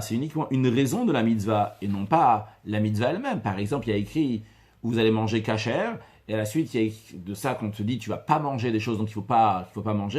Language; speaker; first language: French; native; French